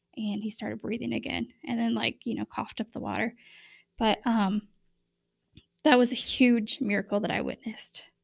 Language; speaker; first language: English; native; English